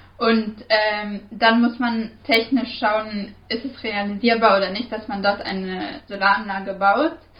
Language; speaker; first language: German; non-native, fluent; Arabic